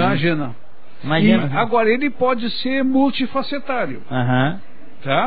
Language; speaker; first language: Portuguese; native; Portuguese